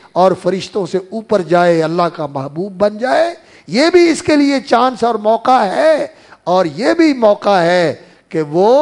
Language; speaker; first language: Urdu; non-native, local second language; Punjabi